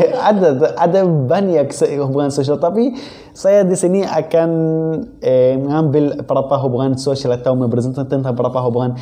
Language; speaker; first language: Indonesian; non-native, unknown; Arabic